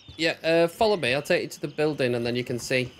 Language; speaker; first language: English; native; English